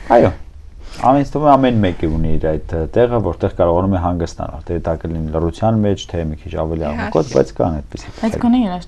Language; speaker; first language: Armenian; native; Armenian